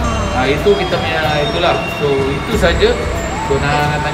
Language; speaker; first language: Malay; non-native, local second language; Tamil